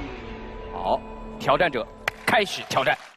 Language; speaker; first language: Chinese; native; Chinese